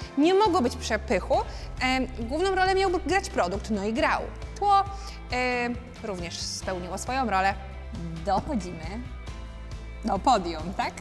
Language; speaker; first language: Polish; native; Polish